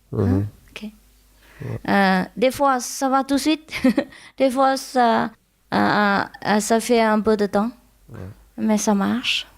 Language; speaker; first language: French; non-native, learner; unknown